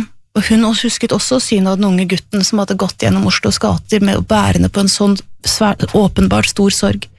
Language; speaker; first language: Norwegian; native; Norwegian